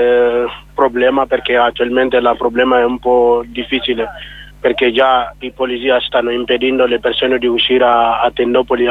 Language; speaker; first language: Italian; non-native, learner; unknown